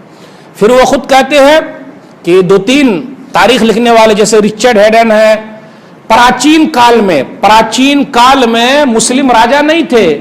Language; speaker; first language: Hindi; native; Hindi